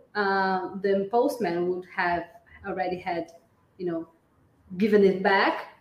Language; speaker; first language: English; non-native, fluent; Portuguese